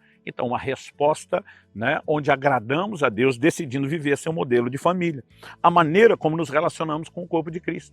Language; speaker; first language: Portuguese; native; Portuguese